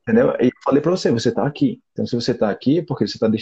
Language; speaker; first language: Portuguese; native; Portuguese